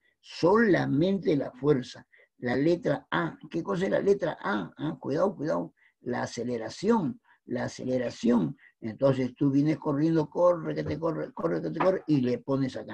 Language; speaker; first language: Spanish; native; Spanish